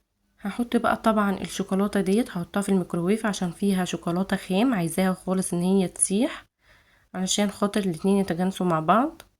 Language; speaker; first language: Arabic; native; Arabic